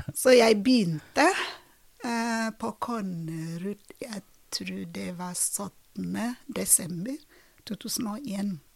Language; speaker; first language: Norwegian; non-native, fluent; Ibibio